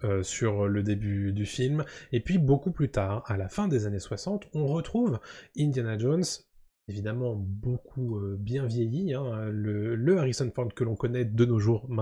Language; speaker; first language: French; native; French